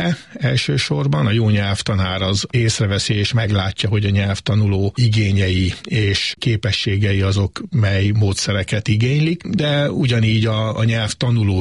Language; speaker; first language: Hungarian; native; Hungarian